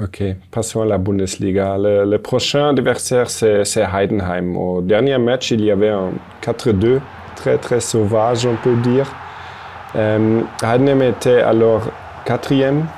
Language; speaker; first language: French; non-native, fluent; German